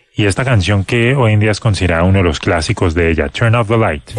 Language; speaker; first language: Spanish; native; Spanish